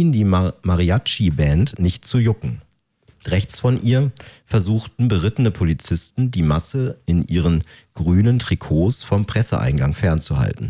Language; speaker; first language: German; native; German